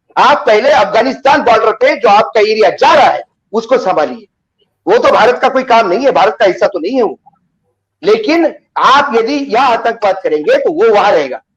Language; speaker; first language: Hindi; native; Hindi